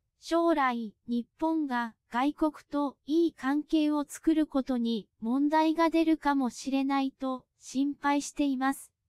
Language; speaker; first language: Japanese; non-native, fluent; Cantonese